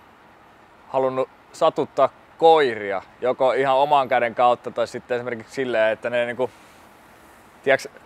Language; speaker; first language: Finnish; native; Finnish